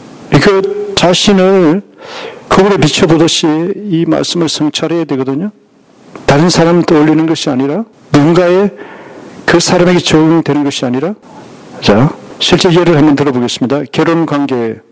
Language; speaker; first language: Korean; native; Korean